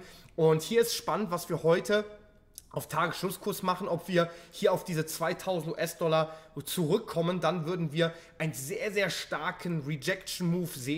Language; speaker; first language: German; native; German